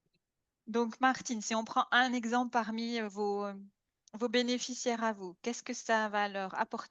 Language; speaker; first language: French; native; French